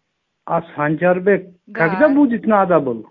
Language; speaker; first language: Russian; non-native, learner; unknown